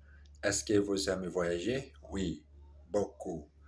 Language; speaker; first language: French; non-native, learner; Portuguese